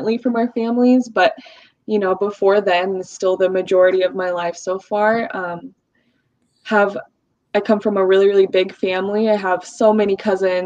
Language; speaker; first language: English; early bilingual, other home language; Russian